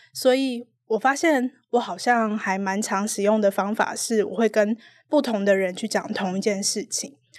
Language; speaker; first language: Chinese; native; Chinese